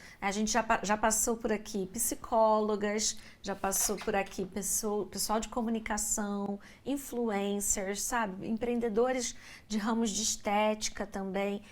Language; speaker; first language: Portuguese; native; Portuguese